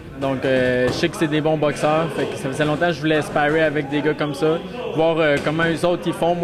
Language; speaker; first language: French; native; French